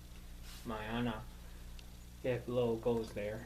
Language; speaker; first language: Spanish; non-native, learner; English